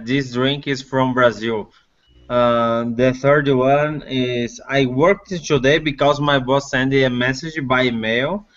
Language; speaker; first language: English; non-native, learner; Portuguese